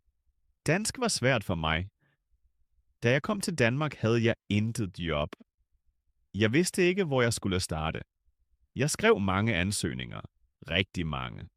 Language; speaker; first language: Danish; non-native, fluent; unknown